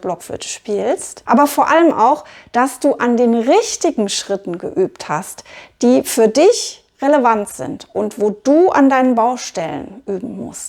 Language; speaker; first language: German; native; German